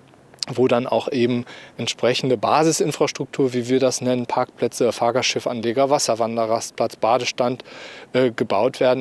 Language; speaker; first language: German; native; German